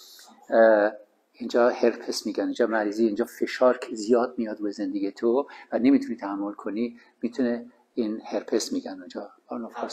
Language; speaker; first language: Persian; native; Persian